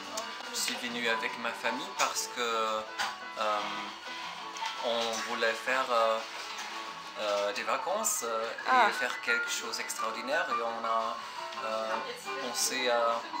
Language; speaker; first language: French; non-native, fluent; German